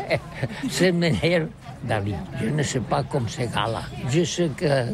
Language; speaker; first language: French; non-native, learner; Catalan